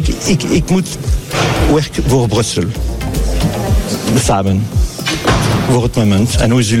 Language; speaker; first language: Dutch; non-native, learner; French